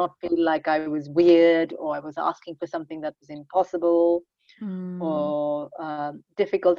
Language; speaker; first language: English; non-native, local second language; Hindi